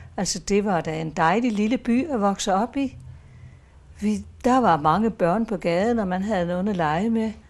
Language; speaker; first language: Danish; native; Danish